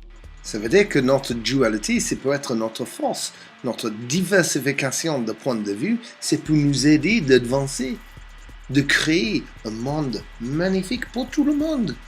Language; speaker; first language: French; non-native, fluent; English